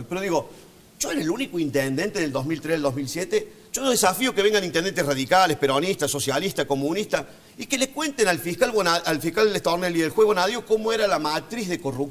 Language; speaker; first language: Spanish; native; Spanish